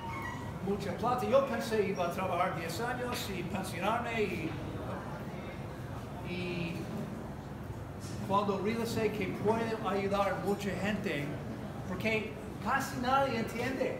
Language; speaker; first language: Spanish; non-native, learner; English